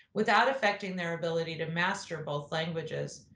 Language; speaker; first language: English; native; English